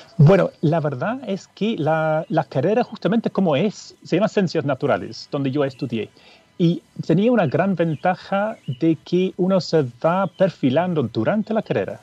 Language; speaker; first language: Spanish; non-native, fluent; English